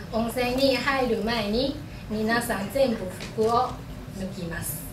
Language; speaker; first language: Japanese; non-native, learner; Chinese